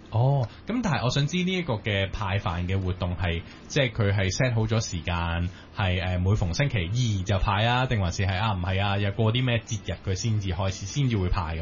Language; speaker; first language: Cantonese; native; Cantonese